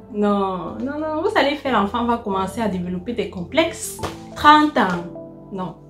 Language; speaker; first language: French; native; French